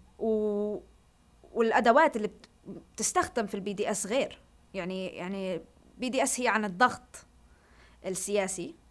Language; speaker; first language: Arabic; early bilingual, heritage; Arabic